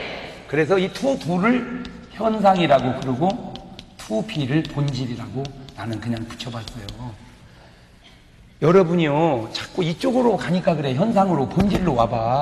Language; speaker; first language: Korean; native; Korean